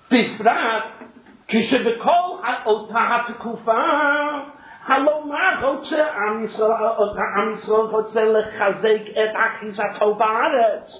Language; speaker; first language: Hebrew; non-native, fluent; English